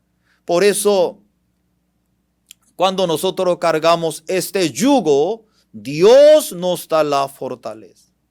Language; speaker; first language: Spanish; non-native, fluent; Korean